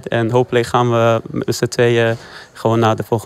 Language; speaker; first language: Dutch; non-native, fluent; Persian